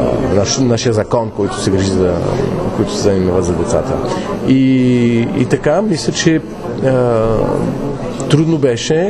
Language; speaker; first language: Bulgarian; non-native, fluent; French